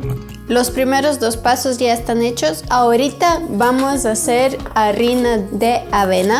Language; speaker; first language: Spanish; non-native, fluent; Ukrainian